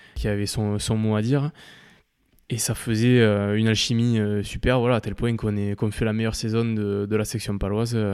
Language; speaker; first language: French; native; French